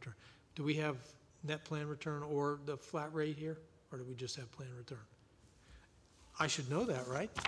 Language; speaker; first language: English; native; English